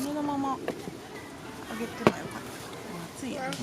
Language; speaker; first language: Japanese; native; Japanese